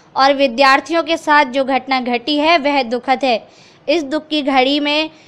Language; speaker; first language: Hindi; native; Hindi